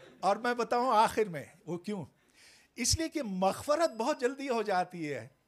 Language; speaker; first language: Urdu; native; Urdu